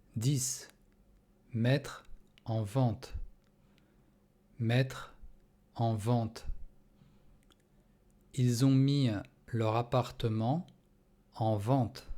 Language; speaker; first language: French; non-native, fluent; Russian